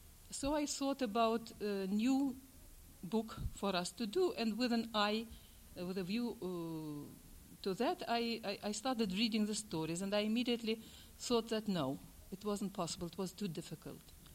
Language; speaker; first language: English; non-native, fluent; Russian